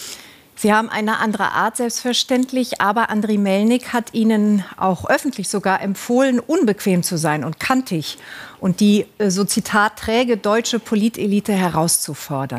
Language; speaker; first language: German; native; German